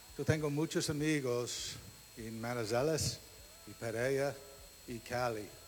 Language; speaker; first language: Spanish; non-native, learner; English